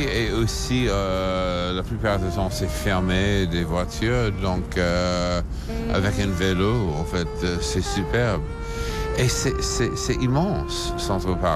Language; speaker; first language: French; non-native, fluent; English